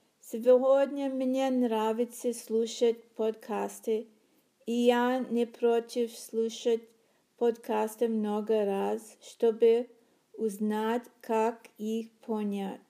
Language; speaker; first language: Russian; non-native, learner; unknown